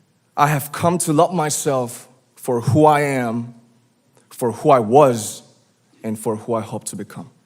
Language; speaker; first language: English; non-native, fluent; Korean